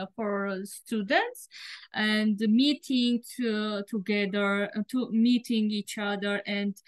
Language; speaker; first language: English; non-native, learner; Georgian